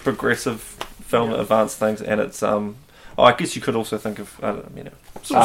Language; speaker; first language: English; native; English